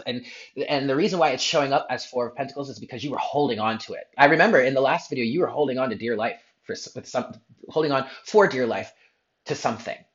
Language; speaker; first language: English; native; English